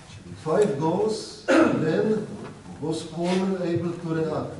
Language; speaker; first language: English; non-native, learner; Czech